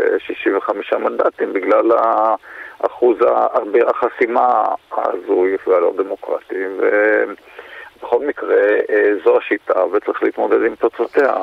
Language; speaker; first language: Hebrew; native; Hebrew